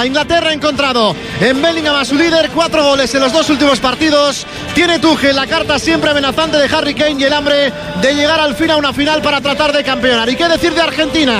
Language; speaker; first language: Spanish; native; Spanish